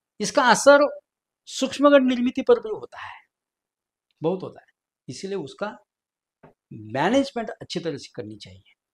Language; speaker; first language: Hindi; non-native, local second language; Marathi